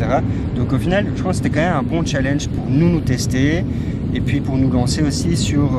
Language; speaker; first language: French; native; French